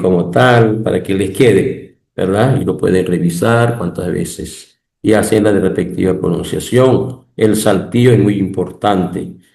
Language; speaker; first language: Spanish; non-native, local second language; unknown